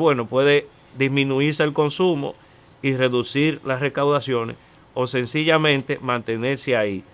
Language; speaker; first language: Spanish; native; Spanish